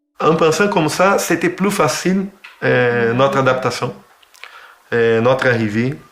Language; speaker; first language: French; non-native, fluent; Portuguese